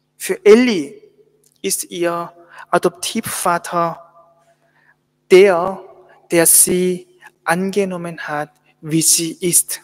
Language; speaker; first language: German; non-native, fluent; Korean